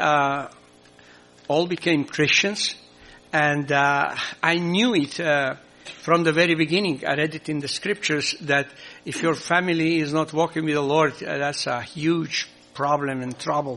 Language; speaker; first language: English; non-native, fluent; Croatian